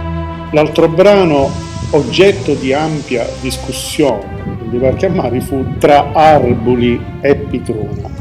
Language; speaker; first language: Italian; native; Italian